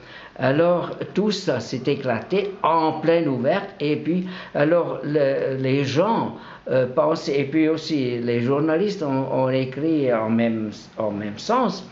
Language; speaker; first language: French; non-native, local second language; German